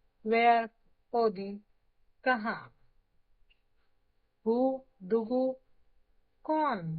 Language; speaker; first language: Korean; non-native, learner; Hindi